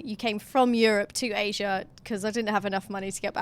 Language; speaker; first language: English; native; English